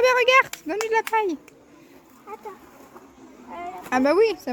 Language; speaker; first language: French; native; French